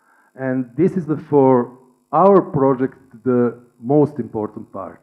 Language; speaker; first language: English; non-native, learner; Serbian